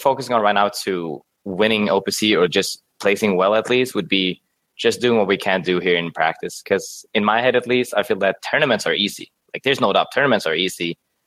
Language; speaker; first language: English; non-native, fluent; Swedish